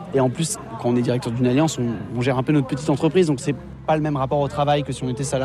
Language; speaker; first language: French; native; French